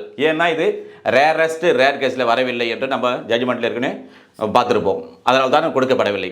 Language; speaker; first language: Tamil; native; Tamil